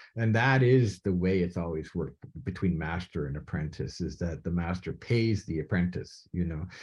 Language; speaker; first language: English; native; English